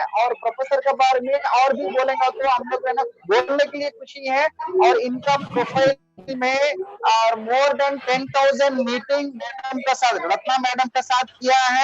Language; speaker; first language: Hindi; non-native, local second language; Tamil